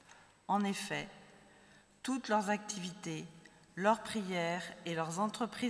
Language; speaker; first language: French; native; French